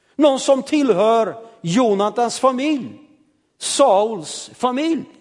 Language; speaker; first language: Swedish; early bilingual, heritage; Swedish